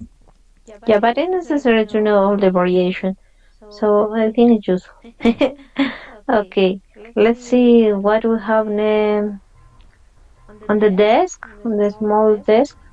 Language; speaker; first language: English; non-native, fluent; Spanish